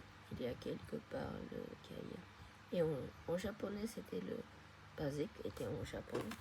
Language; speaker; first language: French; non-native, fluent; Japanese